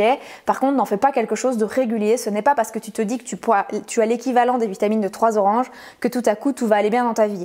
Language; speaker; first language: French; native; French